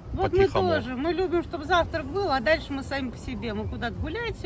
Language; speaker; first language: Russian; native; Russian